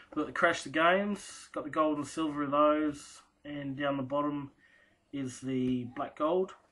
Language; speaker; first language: English; native; English